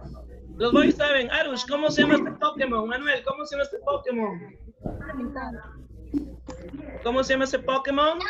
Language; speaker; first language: Spanish; native; Spanish